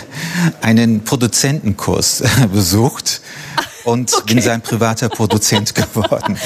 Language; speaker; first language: German; non-native, fluent; Turkish